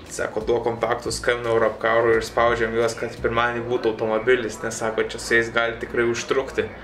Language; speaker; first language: Lithuanian; native; Lithuanian